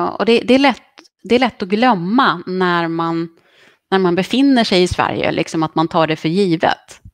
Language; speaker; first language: Swedish; early bilingual, other home language; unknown